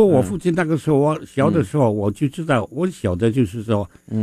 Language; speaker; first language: Chinese; non-native, fluent; Min Nan Chinese